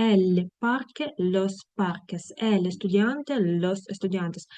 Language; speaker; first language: Spanish; non-native, fluent; Ukrainian